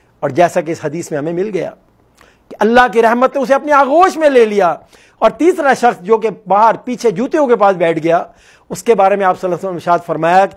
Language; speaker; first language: Urdu; non-native, local second language; Northern Hindko